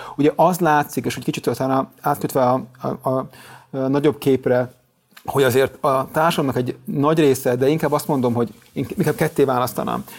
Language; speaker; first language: Hungarian; native; Hungarian